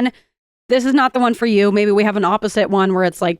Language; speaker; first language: English; native; English